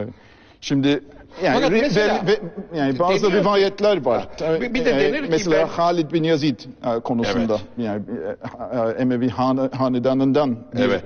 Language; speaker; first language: Turkish; non-native, fluent; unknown